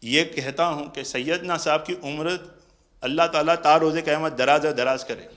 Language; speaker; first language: Hindi; non-native, local second language; Gujarati